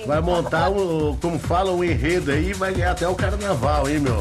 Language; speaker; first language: Portuguese; native; Portuguese